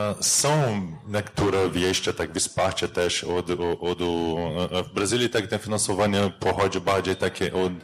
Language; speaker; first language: Polish; non-native, learner; Portuguese